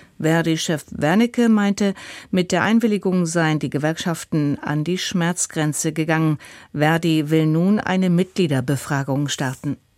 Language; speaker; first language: German; native; German